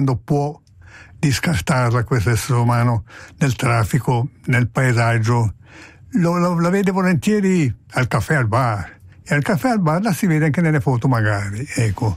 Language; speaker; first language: Italian; native; Italian